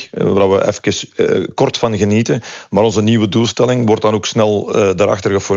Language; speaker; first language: Dutch; native; Dutch